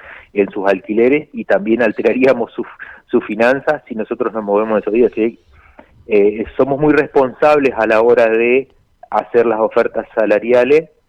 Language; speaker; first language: Spanish; native; Spanish